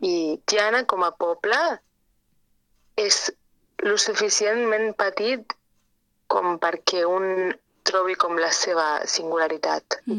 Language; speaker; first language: Catalan; early bilingual, other home language; Spanish